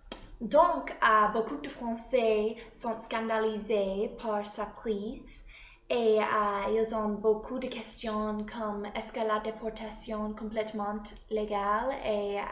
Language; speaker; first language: French; non-native, learner; English